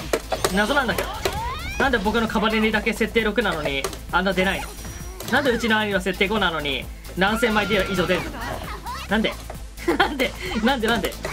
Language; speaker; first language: Japanese; native; Japanese